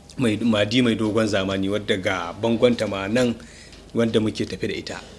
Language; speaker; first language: Hausa; native; Hausa